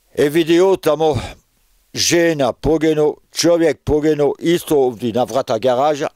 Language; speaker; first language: Croatian; non-native, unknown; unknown